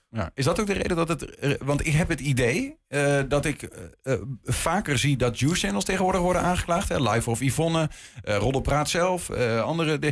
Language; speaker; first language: Dutch; native; Dutch